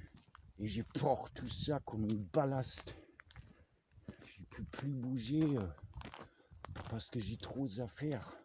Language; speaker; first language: French; non-native, fluent; German